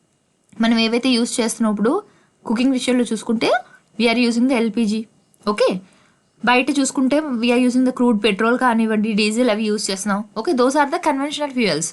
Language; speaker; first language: Telugu; native; Telugu